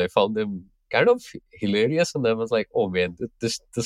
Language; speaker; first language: English; non-native, local second language; Hindi